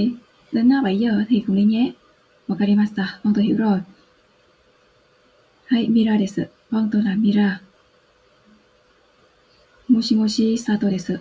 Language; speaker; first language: Japanese; non-native, learner; Vietnamese